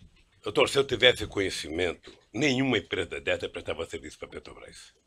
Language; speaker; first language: Portuguese; native; Portuguese